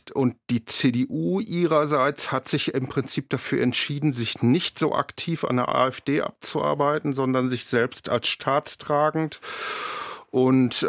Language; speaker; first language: German; native; German